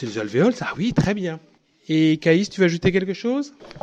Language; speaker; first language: French; native; French